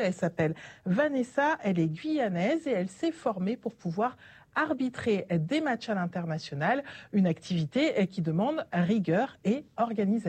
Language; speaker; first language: French; native; French